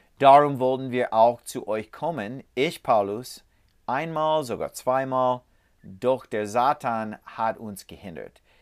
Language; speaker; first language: German; non-native, learner; English